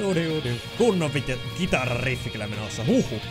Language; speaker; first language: Finnish; native; Finnish